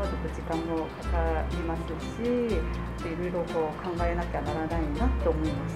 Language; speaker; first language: Japanese; non-native, fluent; Korean